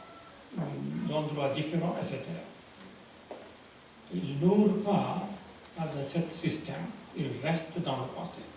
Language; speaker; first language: French; non-native, fluent; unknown